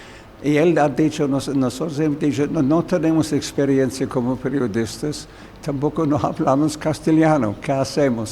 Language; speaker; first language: Spanish; non-native, learner; English